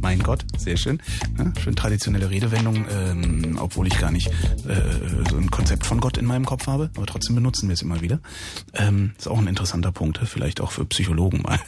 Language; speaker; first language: German; native; German